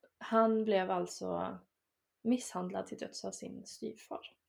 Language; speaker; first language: Swedish; native; Swedish